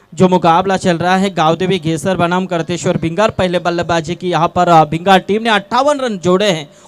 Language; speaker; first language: Hindi; non-native, local second language; Marathi